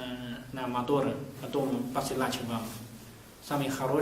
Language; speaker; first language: Russian; non-native, learner; Chinese